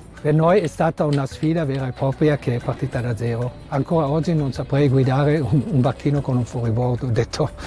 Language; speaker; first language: Italian; non-native, fluent; German